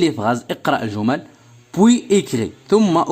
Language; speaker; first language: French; non-native, local second language; Arabic